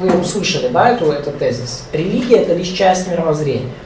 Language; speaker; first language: Russian; native; Russian